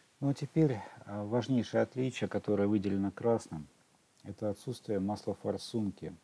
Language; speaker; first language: Russian; native; Russian